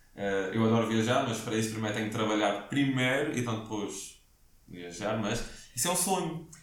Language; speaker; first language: Portuguese; native; Portuguese